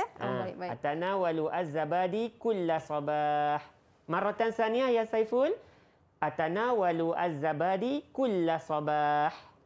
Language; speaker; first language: Arabic; non-native, fluent; Malay